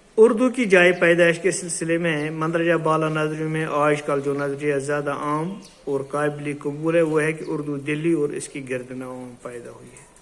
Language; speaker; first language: Urdu; non-native, local second language; Kashmiri